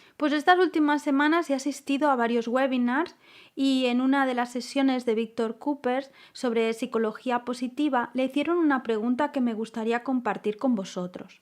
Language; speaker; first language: Spanish; native; Spanish